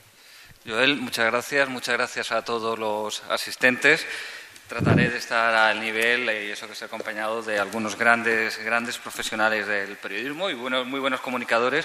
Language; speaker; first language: Spanish; native; Spanish